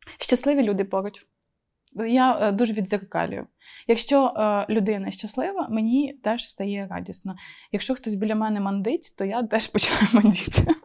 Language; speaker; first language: Ukrainian; native; Ukrainian